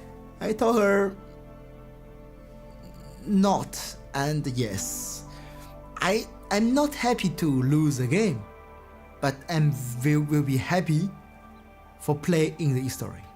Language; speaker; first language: English; non-native, learner; Chinese